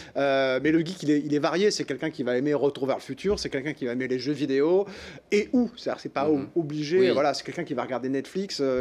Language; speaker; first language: French; native; French